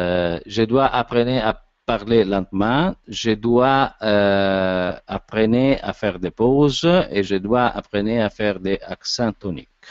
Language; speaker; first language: French; non-native, learner; Italian